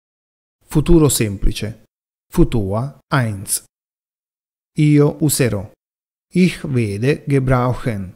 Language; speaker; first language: German; non-native, fluent; Italian